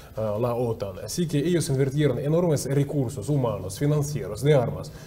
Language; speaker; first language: Spanish; non-native, fluent; Russian